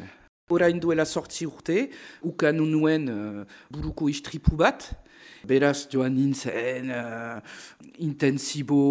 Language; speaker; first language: Basque; non-native, local second language; French